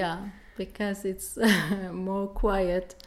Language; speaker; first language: English; non-native, learner; Persian